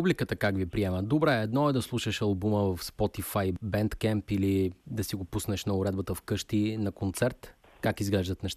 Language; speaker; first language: Bulgarian; native; Bulgarian